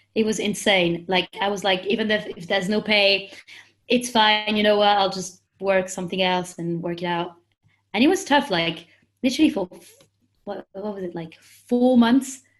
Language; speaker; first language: English; non-native, fluent; French